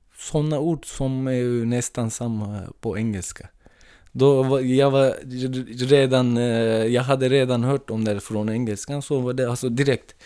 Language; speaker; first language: Swedish; non-native, fluent; Turkish